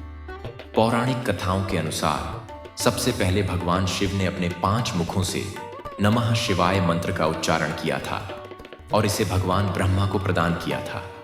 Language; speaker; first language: Hindi; native; Hindi